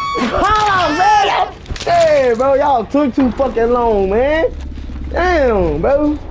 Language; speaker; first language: English; native; English